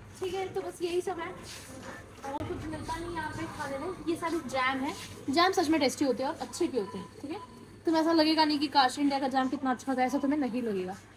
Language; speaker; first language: Hindi; non-native, local second language; Marathi